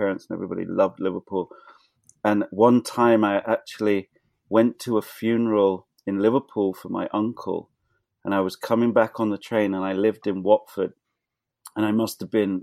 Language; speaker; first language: English; native; English